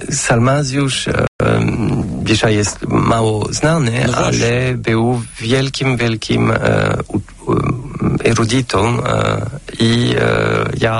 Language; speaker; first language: Polish; non-native, fluent; French